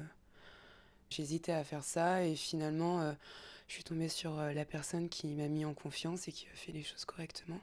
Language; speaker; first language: French; native; French